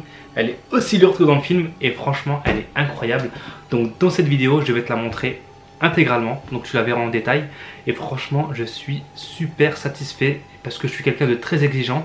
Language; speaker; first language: French; native; French